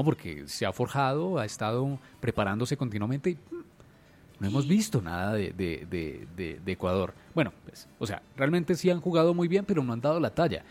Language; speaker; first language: Spanish; native; Spanish